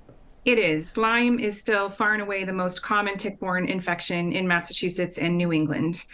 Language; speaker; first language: English; native; English